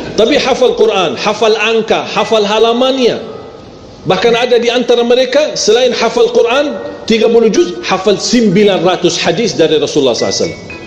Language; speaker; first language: Malay; non-native, fluent; Arabic